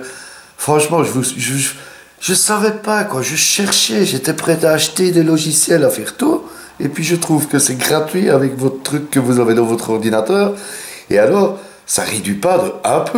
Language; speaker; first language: French; native; French